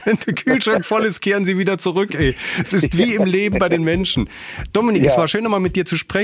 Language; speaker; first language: German; native; German